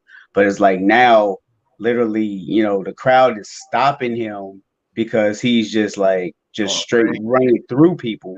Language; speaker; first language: English; native; English